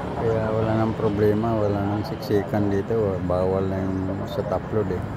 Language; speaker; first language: Filipino; non-native, local second language; Waray